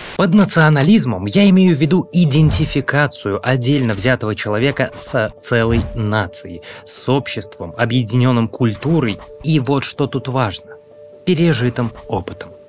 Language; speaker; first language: Russian; native; Russian